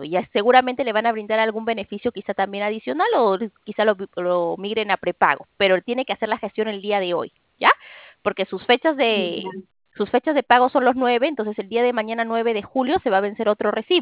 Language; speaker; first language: Spanish; native; Spanish